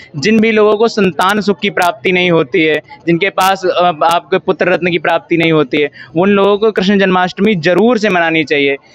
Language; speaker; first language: Hindi; native; Hindi